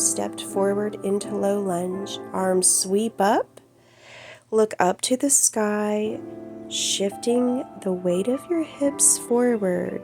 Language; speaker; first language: English; native; English